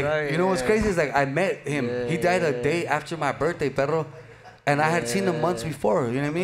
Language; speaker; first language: English; early bilingual, other home language; Spanish